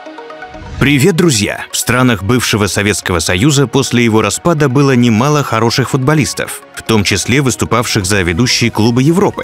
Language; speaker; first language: Russian; native; Russian